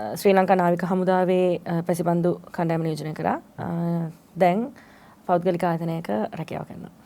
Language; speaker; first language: Sinhala; native; Sinhala